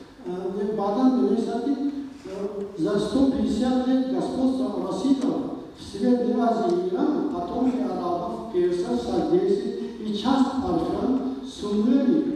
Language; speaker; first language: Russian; non-native, local second language; Tajik